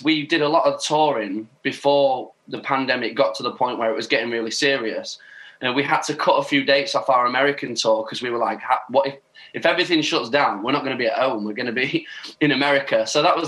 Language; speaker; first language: English; native; English